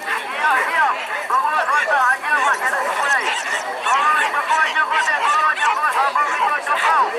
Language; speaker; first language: Indonesian; non-native, local second language; Minangkabau